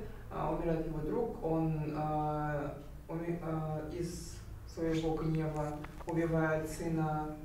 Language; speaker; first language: Russian; native; Russian